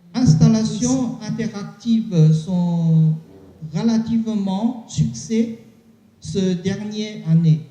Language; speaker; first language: French; non-native, learner; Chinese